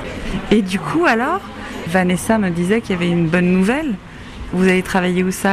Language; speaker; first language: French; native; French